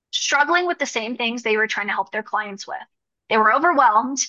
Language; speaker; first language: English; native; English